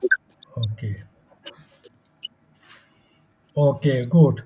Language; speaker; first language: German; non-native, fluent; Bangla